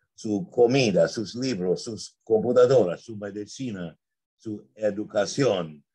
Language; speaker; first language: Spanish; non-native, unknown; English